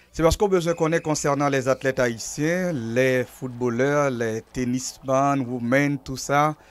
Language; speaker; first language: French; non-native, local second language; Haitian Creole